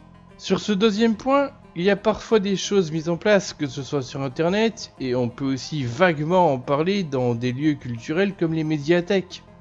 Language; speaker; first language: French; native; French